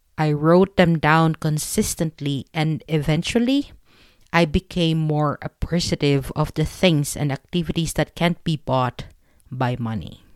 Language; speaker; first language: English; non-native, local second language; Filipino